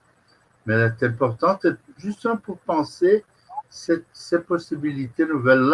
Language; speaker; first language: French; non-native, fluent; Portuguese